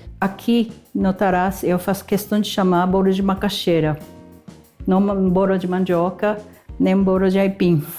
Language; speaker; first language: Portuguese; non-native, fluent; Japanese